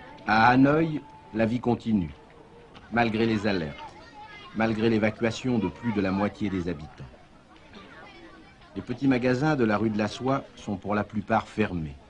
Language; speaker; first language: French; native; French